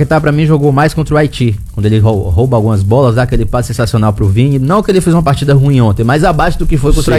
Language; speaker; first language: Portuguese; native; Portuguese